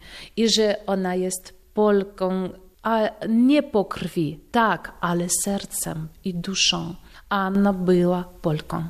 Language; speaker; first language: Polish; non-native, fluent; Russian